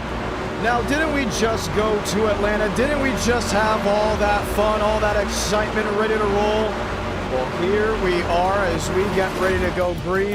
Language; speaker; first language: English; native; English